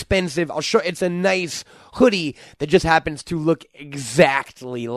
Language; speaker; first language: English; native; English